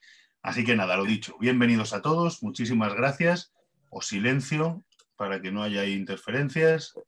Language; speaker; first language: Spanish; native; Spanish